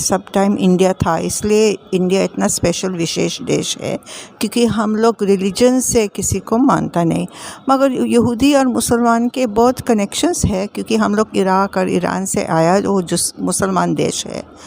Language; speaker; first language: Hindi; non-native, local second language; English